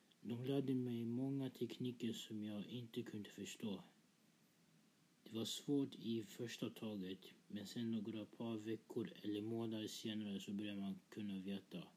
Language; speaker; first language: Swedish; early bilingual, other home language; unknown